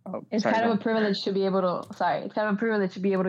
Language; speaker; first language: English; non-native, fluent; Spanish